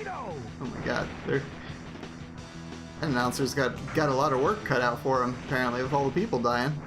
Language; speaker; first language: English; native; English